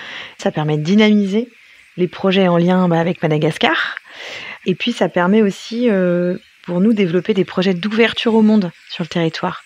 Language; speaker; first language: French; native; French